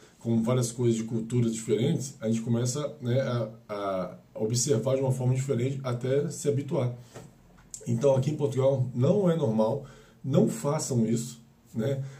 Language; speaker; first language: Portuguese; native; Portuguese